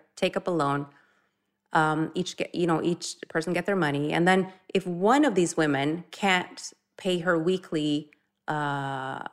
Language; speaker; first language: English; non-native, fluent; Norwegian